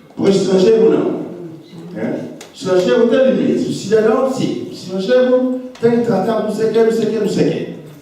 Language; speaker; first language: Portuguese; non-native, fluent; Lingala